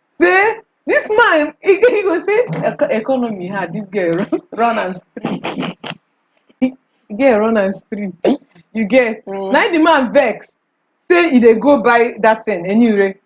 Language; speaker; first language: Nigerian Pidgin; non-native, local second language; Igbo